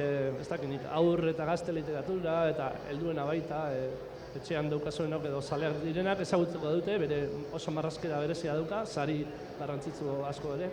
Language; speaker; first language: Basque; native; Basque